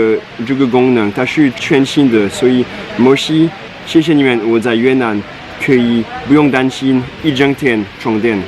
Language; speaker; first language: Chinese; non-native, fluent; French